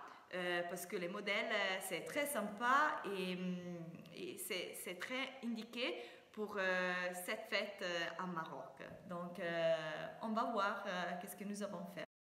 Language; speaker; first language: French; non-native, fluent; Italian